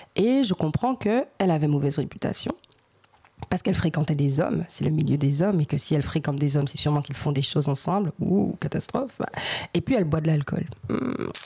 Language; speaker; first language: French; native; French